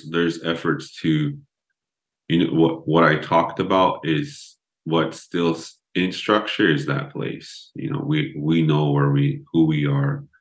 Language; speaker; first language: English; early bilingual, other home language; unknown